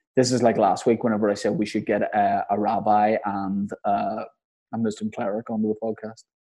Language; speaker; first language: English; native; English